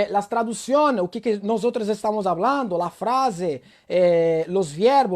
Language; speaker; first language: Spanish; non-native, learner; Italian